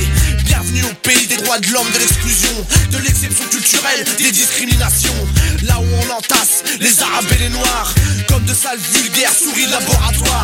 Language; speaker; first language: French; early bilingual, other home language; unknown